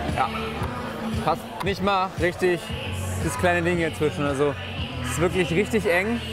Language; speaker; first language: German; native; German